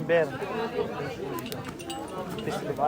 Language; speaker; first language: German; non-native, learner; Tigrinya